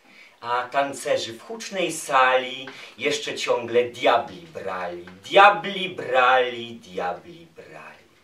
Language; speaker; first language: Polish; native; Polish